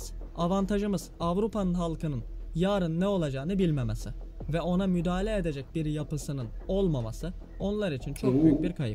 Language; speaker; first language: Turkish; native; Turkish